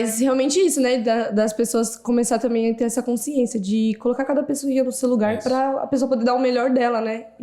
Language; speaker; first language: Portuguese; native; Portuguese